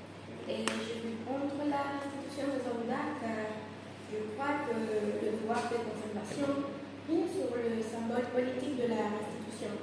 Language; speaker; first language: French; non-native, fluent; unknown